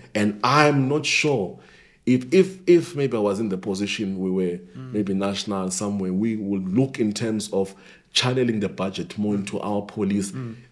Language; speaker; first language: English; non-native, local second language; Xhosa